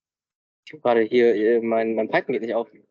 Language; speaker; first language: German; native; German